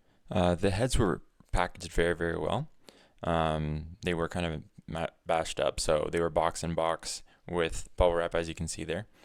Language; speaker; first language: English; native; English